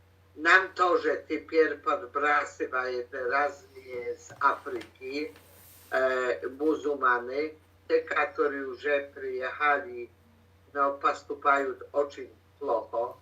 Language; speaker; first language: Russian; non-native, learner; Polish